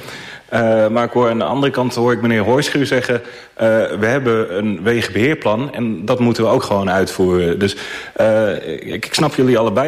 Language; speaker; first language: Dutch; native; Dutch